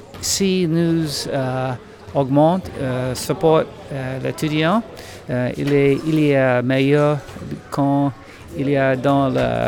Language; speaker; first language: French; non-native, learner; English